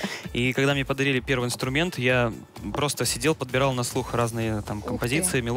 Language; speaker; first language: Russian; native; Russian